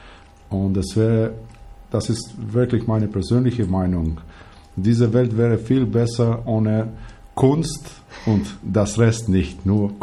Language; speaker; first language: German; non-native, learner; Albanian